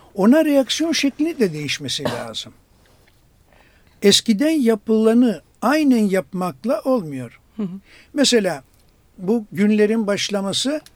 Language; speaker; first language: Turkish; non-native, local second language; Greek